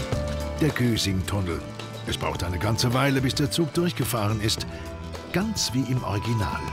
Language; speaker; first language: German; native; German